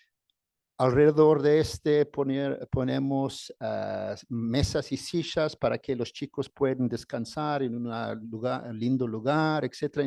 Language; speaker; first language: Spanish; non-native, fluent; English